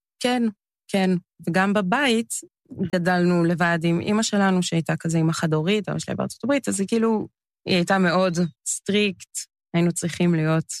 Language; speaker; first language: Hebrew; early bilingual, other home language; English